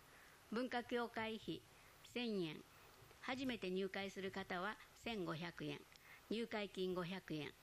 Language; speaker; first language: Japanese; native; Japanese